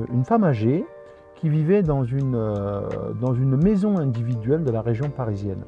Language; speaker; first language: French; early bilingual, other home language; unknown